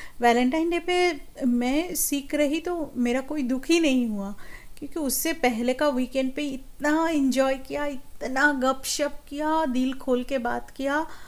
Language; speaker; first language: Hindi; non-native, local second language; Bangla